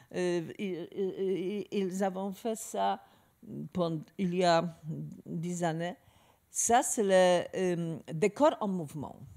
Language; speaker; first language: French; non-native, learner; Polish